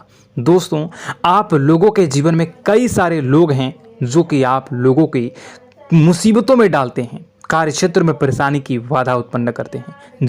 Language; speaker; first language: Hindi; native; Hindi